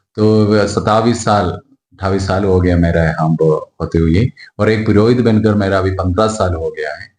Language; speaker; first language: Hindi; non-native, local second language; Malayalam